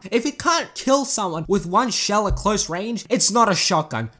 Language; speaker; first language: English; native; English